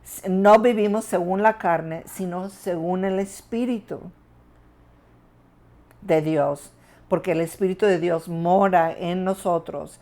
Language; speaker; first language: Spanish; non-native, fluent; English